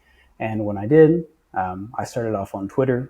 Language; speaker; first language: English; native; English